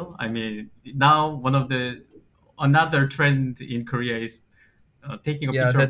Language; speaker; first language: English; non-native, fluent; Korean